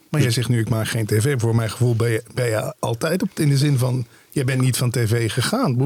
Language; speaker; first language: Dutch; native; Dutch